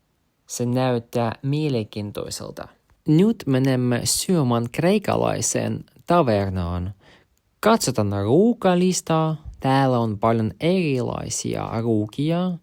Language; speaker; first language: Finnish; non-native, learner; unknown